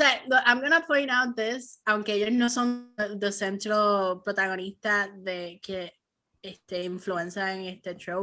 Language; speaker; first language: Spanish; early bilingual, heritage; Spanish